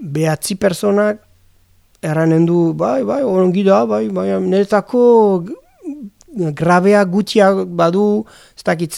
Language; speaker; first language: Basque; non-native, learner; French